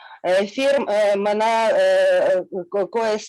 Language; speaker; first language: Hindi; non-native, learner; Russian